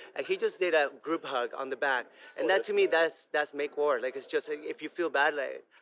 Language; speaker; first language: English; non-native, fluent; Spanish